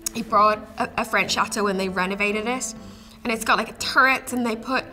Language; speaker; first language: English; native; English